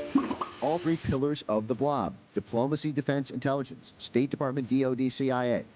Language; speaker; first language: English; native; English